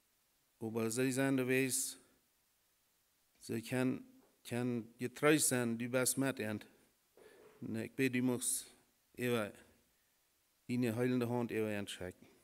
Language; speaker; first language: German; non-native, learner; Low German